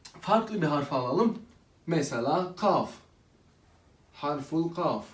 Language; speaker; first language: Turkish; non-native, fluent; Arabic